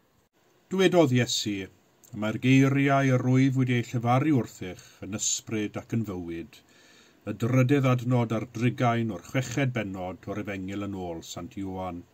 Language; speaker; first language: Welsh; native; Welsh